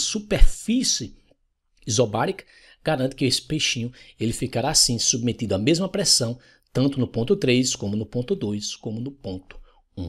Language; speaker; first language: Portuguese; native; Portuguese